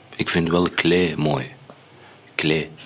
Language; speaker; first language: Dutch; non-native, learner; Arabic